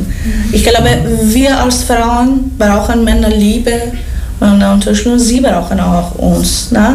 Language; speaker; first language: German; non-native, learner; Persian